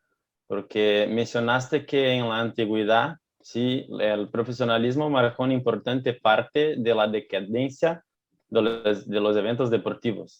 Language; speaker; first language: Spanish; non-native, fluent; Portuguese